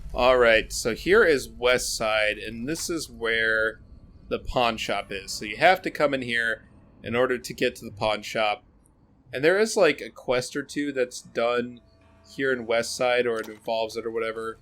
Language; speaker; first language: English; native; English